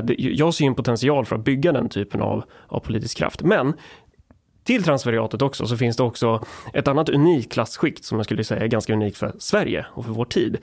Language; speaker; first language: Swedish; native; Swedish